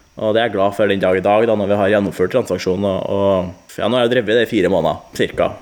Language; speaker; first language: Norwegian; native; Norwegian